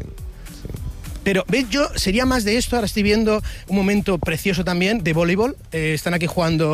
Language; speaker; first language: Spanish; native; Spanish